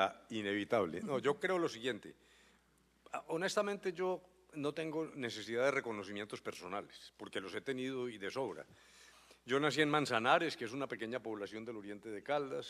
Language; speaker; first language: Spanish; native; Spanish